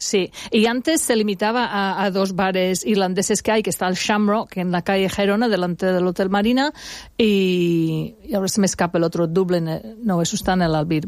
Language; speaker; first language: Spanish; non-native, fluent; English